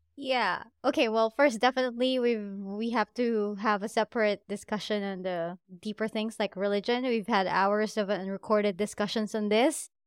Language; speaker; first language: English; non-native, local second language; Filipino